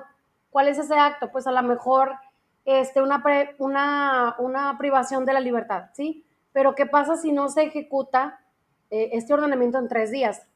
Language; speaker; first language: Spanish; native; Spanish